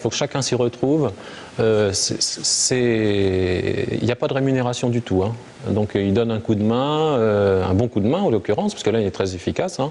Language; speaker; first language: French; native; French